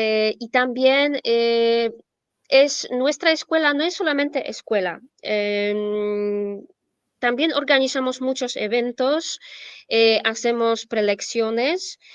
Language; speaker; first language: Spanish; non-native, fluent; Polish